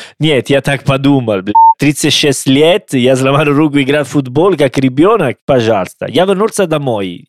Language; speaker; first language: Russian; non-native, learner; Italian